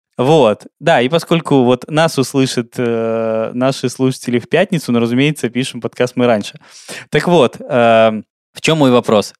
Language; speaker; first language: Russian; native; Russian